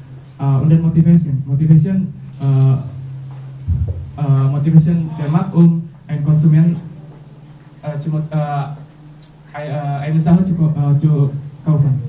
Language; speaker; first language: German; non-native, learner; Indonesian